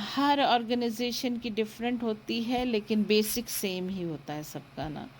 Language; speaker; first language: Urdu; native; Urdu